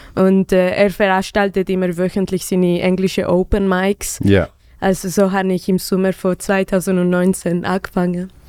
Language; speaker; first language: German; non-native, fluent; Spanish